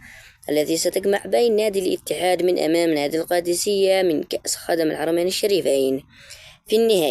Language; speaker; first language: Arabic; native; Arabic